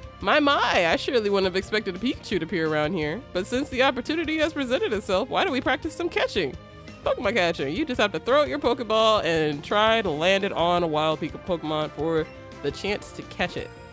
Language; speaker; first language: English; native; English